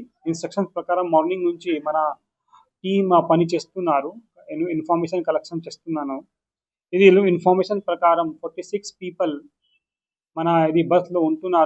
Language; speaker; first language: Telugu; non-native, local second language; Urdu